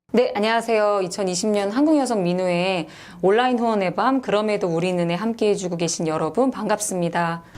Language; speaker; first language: Korean; native; Korean